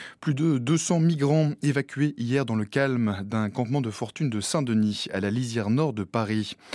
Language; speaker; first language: French; native; French